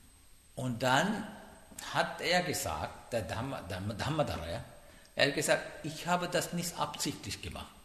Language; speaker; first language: German; non-native, fluent; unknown